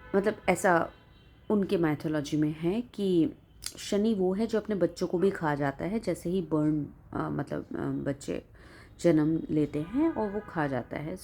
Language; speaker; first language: Hindi; non-native, local second language; Bangla